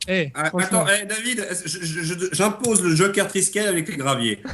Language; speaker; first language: French; native; French